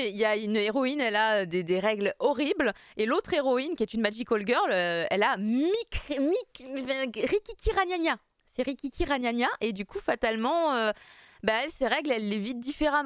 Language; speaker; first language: French; native; French